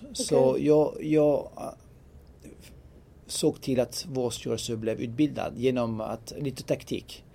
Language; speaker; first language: Swedish; non-native, fluent; French